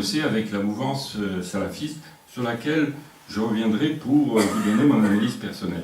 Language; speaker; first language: French; native; French